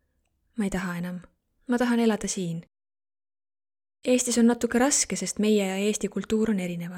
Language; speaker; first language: Estonian; non-native, learner; Arabic